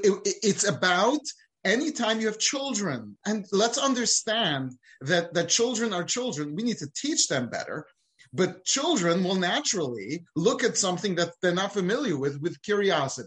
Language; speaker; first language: English; native; English